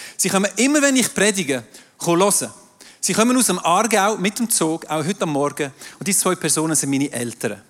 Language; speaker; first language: German; non-native, local second language; French